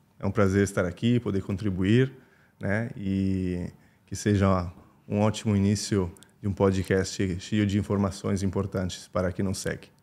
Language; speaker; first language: Portuguese; non-native, fluent; Italian